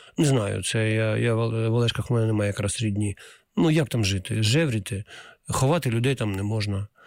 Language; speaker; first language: Ukrainian; native; Ukrainian